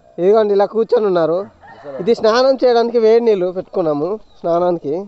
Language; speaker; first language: Telugu; non-native, local second language; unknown